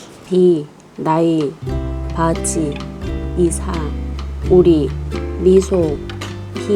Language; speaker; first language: Korean; non-native, learner; Vietnamese